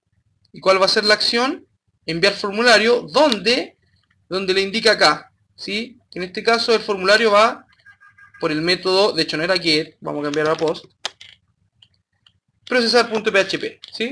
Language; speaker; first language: Spanish; native; Spanish